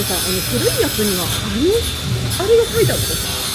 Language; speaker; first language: Japanese; native; Japanese